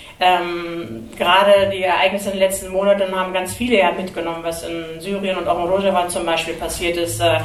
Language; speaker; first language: German; early bilingual, other home language; Kurdish